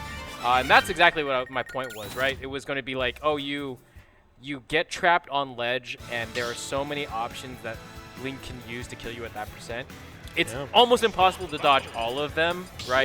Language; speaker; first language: English; native; English